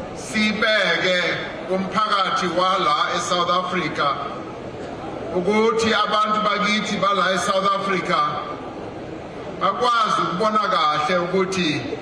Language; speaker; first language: Zulu; non-native, local second language; Venda